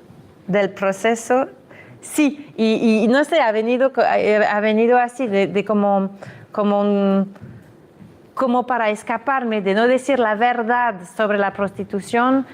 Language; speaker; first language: Spanish; non-native, fluent; French